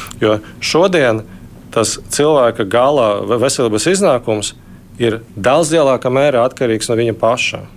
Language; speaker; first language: Latvian; non-native, local second language; Russian